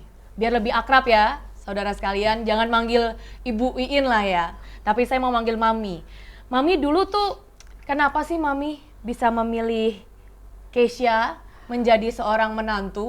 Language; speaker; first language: Indonesian; native; Indonesian